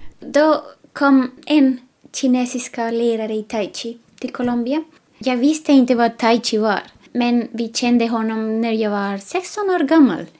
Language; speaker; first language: Swedish; non-native, fluent; Spanish